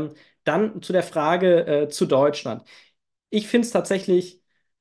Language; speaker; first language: German; native; German